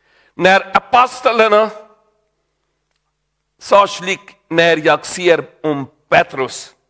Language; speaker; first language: Swedish; non-native, learner; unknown